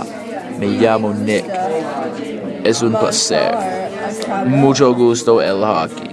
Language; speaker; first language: Spanish; non-native, learner; English